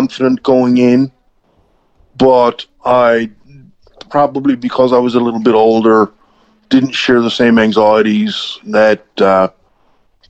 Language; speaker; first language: English; native; English